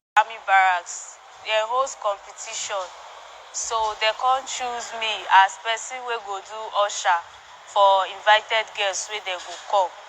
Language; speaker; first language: Nigerian Pidgin; native; Nigerian Pidgin